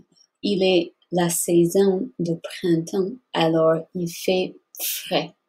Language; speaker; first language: French; non-native, fluent; English